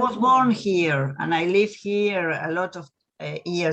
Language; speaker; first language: English; non-native, learner; Spanish